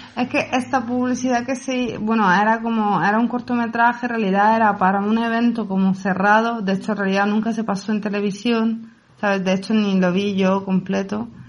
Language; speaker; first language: Spanish; non-native, fluent; Italian